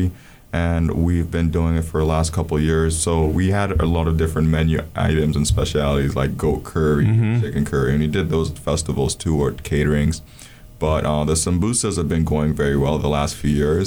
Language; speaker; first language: English; non-native, local second language; Ganda